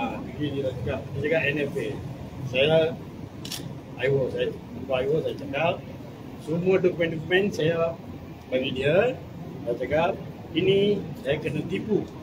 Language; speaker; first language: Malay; non-native, local second language; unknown